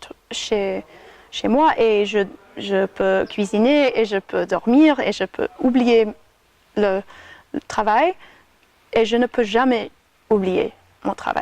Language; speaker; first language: French; non-native, fluent; English